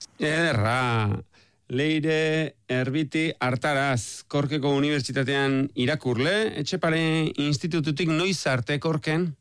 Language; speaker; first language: Basque; native; Basque